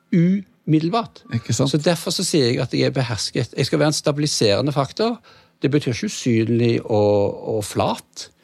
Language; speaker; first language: Norwegian; native; Norwegian